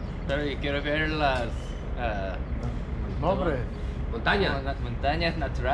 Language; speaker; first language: Spanish; non-native, learner; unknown